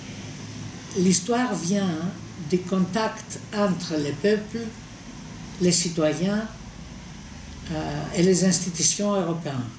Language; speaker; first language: French; non-native, fluent; Greek